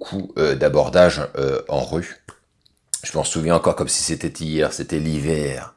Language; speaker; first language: French; native; French